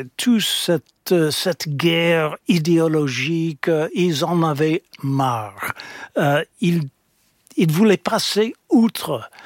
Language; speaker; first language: French; non-native, fluent; English